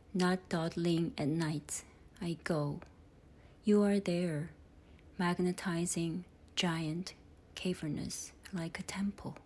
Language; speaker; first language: English; non-native, fluent; Korean